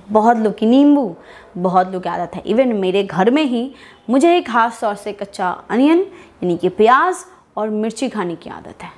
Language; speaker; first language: Hindi; non-native, local second language; Bangla